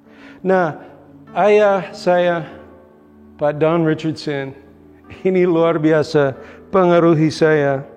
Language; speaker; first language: Indonesian; non-native, local second language; English